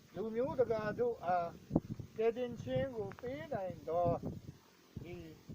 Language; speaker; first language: Burmese; non-native, local second language; Kachin